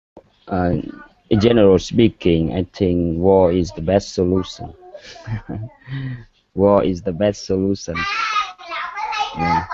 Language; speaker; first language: English; non-native, learner; Vietnamese